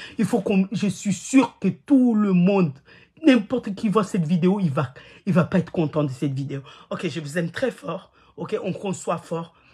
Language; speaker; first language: French; non-native, local second language; Ngazidja Comorian